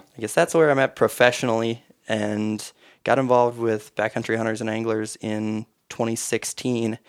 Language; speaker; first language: English; native; English